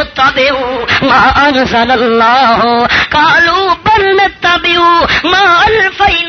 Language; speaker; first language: Urdu; non-native, local second language; Pashto